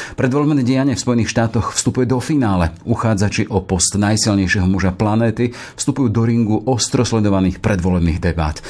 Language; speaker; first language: Slovak; native; Slovak